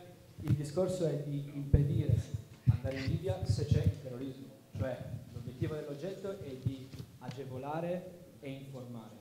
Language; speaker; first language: Italian; native; Italian